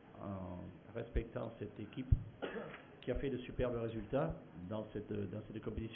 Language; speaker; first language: French; native; French